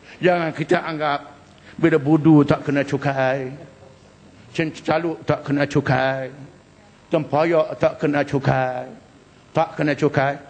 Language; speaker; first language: Malay; native; Malay